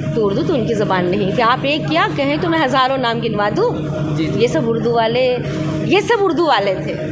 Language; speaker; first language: Urdu; native; Urdu